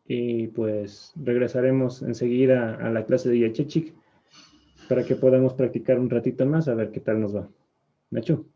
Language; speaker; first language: Spanish; native; Spanish